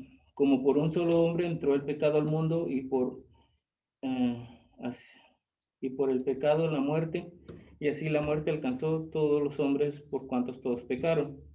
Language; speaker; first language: Spanish; early bilingual, other home language; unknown